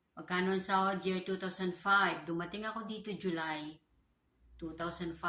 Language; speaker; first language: Filipino; native; Filipino